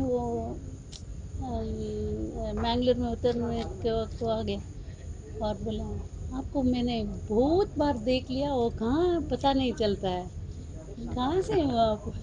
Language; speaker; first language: Hindi; non-native, local second language; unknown